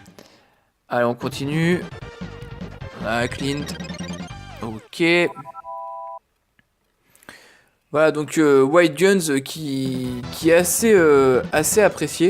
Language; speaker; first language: French; native; French